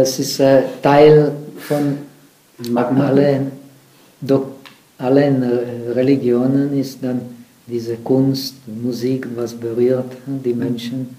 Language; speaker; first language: German; non-native, fluent; Czech